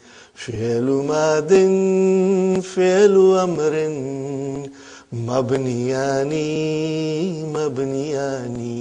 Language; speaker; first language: Arabic; non-native, fluent; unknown